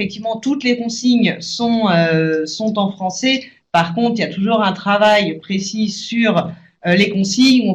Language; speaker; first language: French; native; French